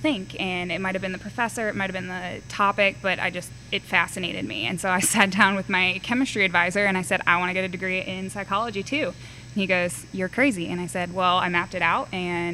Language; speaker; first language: English; native; English